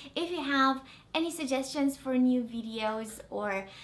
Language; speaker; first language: English; non-native, fluent; Romanian